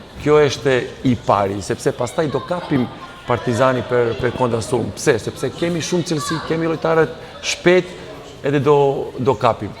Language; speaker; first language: Albanian; non-native, learner; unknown